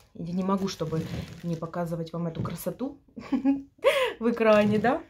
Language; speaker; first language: Russian; non-native, local second language; Ukrainian